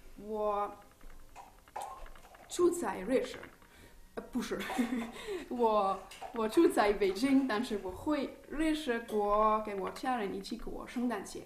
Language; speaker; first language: Chinese; non-native, learner; German